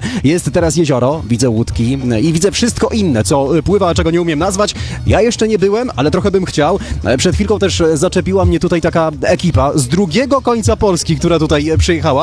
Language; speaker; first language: Polish; native; Polish